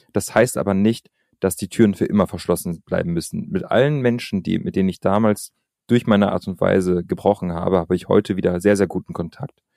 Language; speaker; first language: German; early bilingual, other home language; Albanian